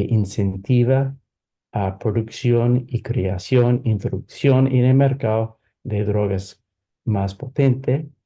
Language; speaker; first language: Spanish; non-native, fluent; English